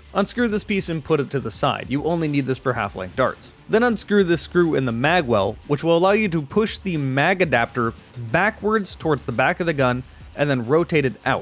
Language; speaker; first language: English; native; English